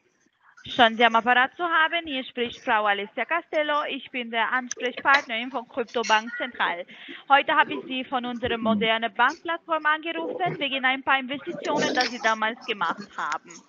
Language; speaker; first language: German; non-native, learner; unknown